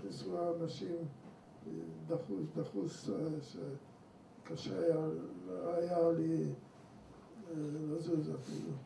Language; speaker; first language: Hebrew; non-native, fluent; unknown